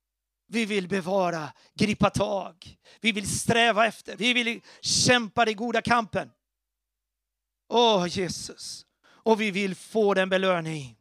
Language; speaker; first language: Swedish; non-native, fluent; Portuguese